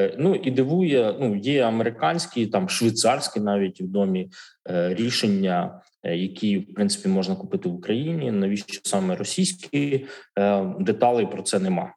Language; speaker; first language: Ukrainian; native; Ukrainian